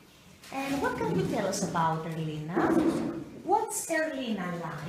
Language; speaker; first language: English; non-native, fluent; Greek